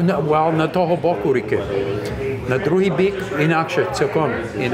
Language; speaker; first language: Ukrainian; early bilingual, heritage; English